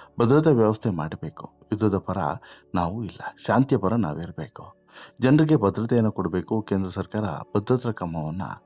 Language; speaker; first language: Kannada; native; Kannada